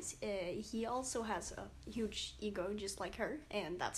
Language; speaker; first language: English; non-native, fluent; Swedish